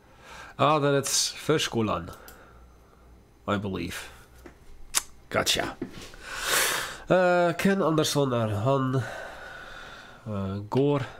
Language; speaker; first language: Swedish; non-native, learner; English